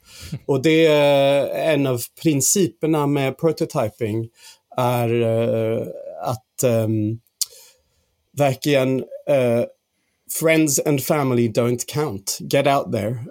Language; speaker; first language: Swedish; non-native, fluent; English